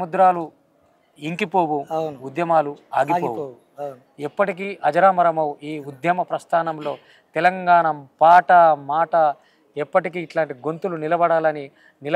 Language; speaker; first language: Telugu; native; Telugu